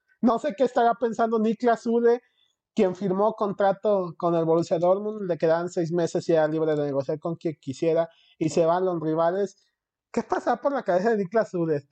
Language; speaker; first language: Spanish; early bilingual, heritage; Spanish